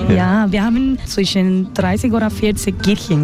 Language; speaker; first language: German; non-native, learner; Spanish